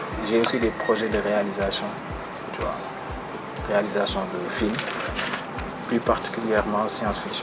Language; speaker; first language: French; non-native, local second language; Wolof